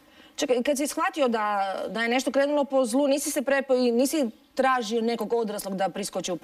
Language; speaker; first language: Croatian; native; Croatian